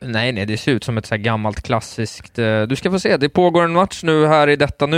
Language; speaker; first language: Swedish; native; Swedish